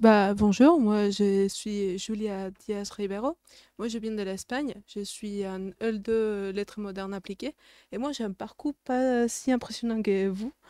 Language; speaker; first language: French; non-native, fluent; Spanish